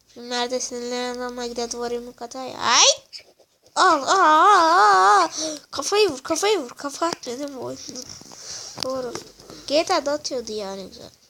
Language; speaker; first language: Turkish; native; Turkish